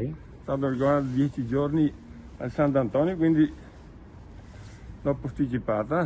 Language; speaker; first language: Italian; native; Italian